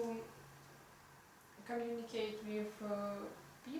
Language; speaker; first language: English; non-native, learner; Russian